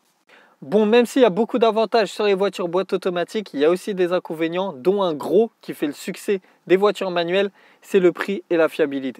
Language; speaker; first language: French; native; French